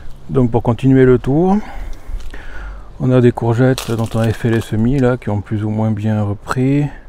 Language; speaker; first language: French; native; French